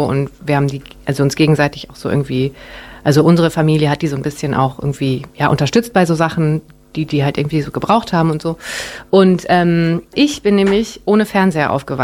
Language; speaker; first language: German; early bilingual, other home language; Japanese